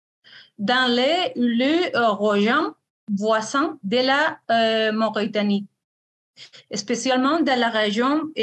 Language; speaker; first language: French; non-native, fluent; Spanish